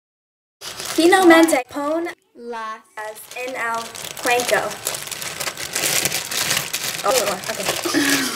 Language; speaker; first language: Spanish; non-native, learner; English